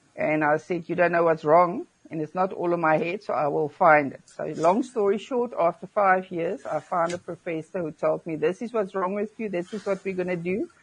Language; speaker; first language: English; non-native, local second language; Afrikaans